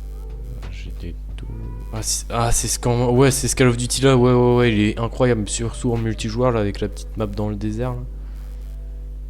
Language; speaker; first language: French; native; French